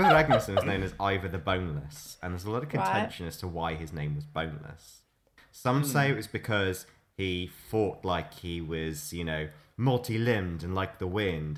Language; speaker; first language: English; native; English